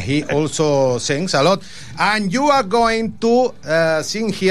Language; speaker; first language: English; non-native, learner; Spanish